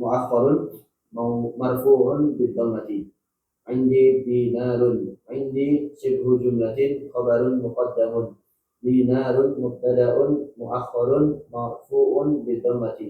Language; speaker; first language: Arabic; non-native, learner; Indonesian